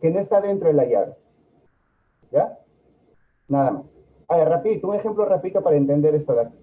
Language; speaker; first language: Spanish; native; Spanish